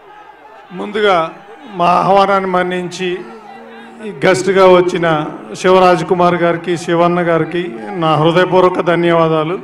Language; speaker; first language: Telugu; native; Telugu